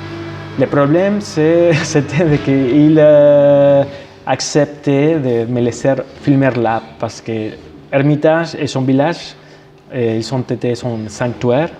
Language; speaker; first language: French; non-native, fluent; Spanish